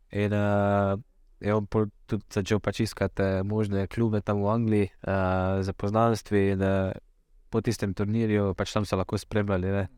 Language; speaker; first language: Slovenian; native; Slovenian